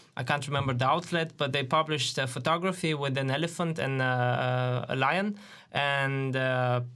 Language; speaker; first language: English; non-native, fluent; Romanian